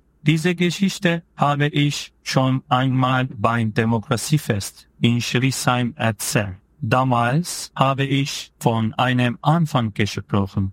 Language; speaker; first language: German; non-native, fluent; Turkish